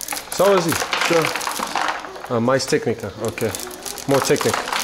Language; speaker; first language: Portuguese; non-native, learner; English